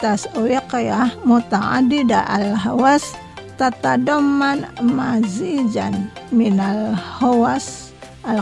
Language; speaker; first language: Arabic; non-native, fluent; Indonesian